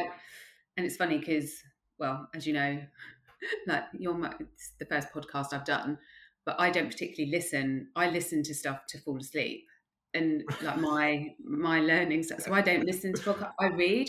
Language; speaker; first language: English; native; English